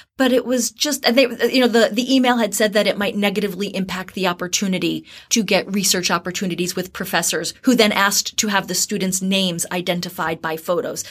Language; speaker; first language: English; native; English